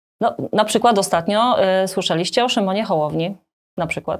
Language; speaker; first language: Polish; native; Polish